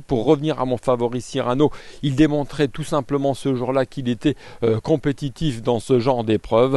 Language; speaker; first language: French; native; French